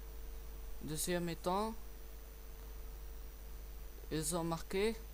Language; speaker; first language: French; non-native, learner; English